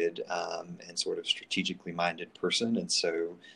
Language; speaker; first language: English; native; English